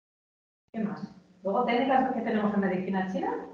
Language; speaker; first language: Spanish; native; Spanish